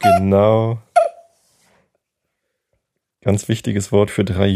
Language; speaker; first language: German; native; German